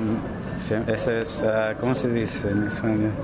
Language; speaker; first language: Spanish; early bilingual, heritage; English